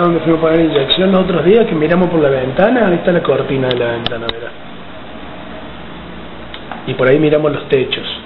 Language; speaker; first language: Spanish; native; Spanish